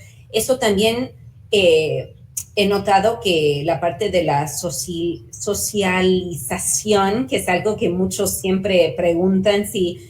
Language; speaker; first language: Spanish; early bilingual, heritage; Spanish